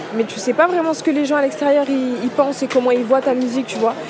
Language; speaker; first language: French; early bilingual, other home language; Kabuverdianu